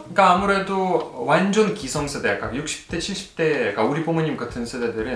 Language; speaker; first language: Korean; non-native, fluent; Russian